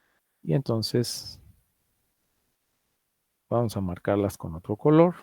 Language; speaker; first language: Spanish; native; Spanish